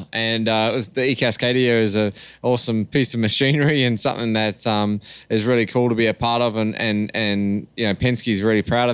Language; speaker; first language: English; native; English